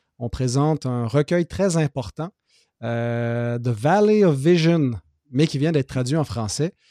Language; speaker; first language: French; native; French